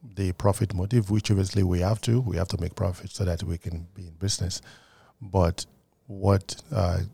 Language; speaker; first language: English; non-native, local second language; Yoruba